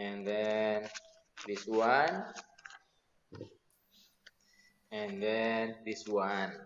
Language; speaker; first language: English; non-native, learner; Indonesian